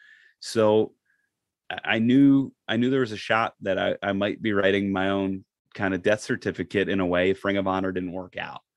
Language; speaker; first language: English; native; English